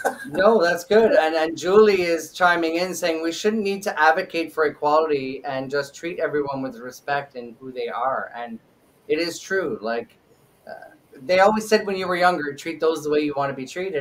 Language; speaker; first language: English; native; English